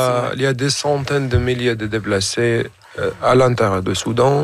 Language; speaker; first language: French; non-native, fluent; Arabic